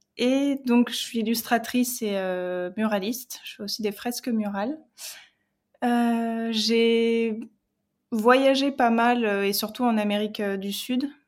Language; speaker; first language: French; native; French